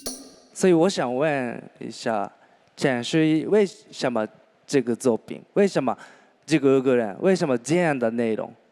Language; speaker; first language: Chinese; non-native, learner; Korean